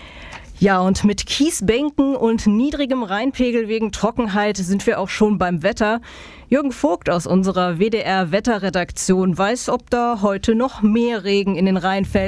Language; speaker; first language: German; native; German